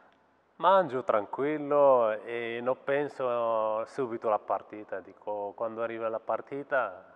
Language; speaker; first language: Italian; non-native, fluent; Arabic